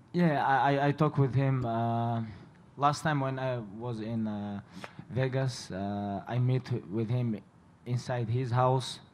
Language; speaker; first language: English; non-native, learner; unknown